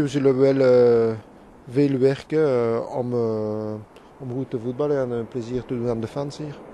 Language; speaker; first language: Dutch; non-native, local second language; French